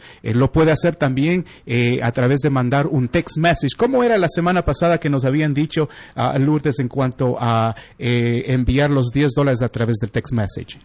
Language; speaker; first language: Spanish; native; Spanish